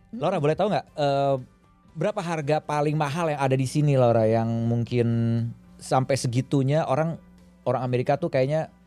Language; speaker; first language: Indonesian; native; Indonesian